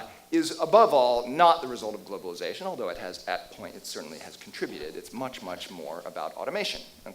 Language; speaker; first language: English; native; English